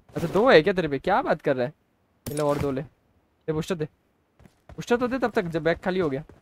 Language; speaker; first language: Hindi; non-native, local second language; Bangla